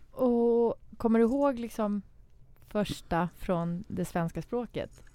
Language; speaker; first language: Swedish; early bilingual, other home language; Persian